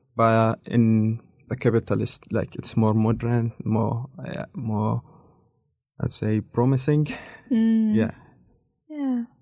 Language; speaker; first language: English; non-native, learner; Arabic